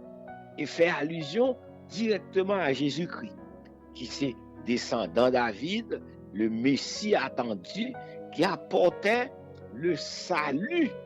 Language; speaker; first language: French; non-native, local second language; Haitian Creole